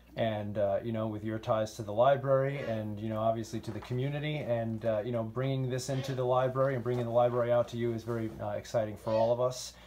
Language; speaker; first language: English; native; English